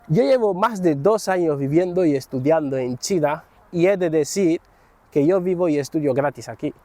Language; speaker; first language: Spanish; native; Spanish